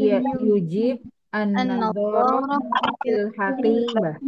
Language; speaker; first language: Arabic; non-native, learner; Indonesian